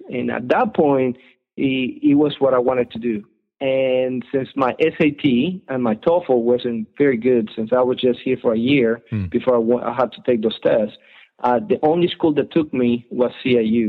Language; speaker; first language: English; non-native, fluent; Spanish